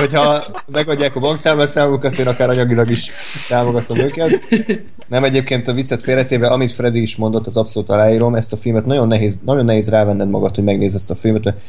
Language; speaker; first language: Hungarian; native; Hungarian